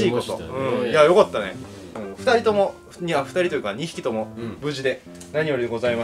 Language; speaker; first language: Japanese; native; Japanese